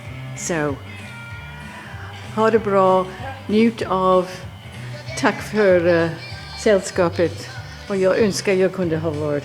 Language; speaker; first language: Swedish; non-native, learner; English